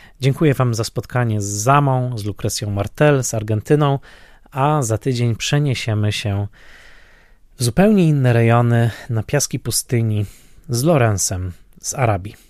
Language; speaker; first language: Polish; native; Polish